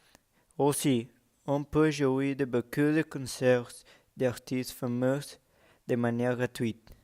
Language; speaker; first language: French; non-native, learner; Spanish